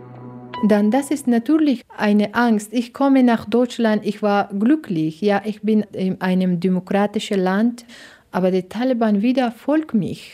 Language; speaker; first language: German; non-native, learner; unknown